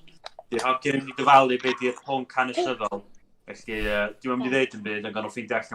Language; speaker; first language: Welsh; native; Welsh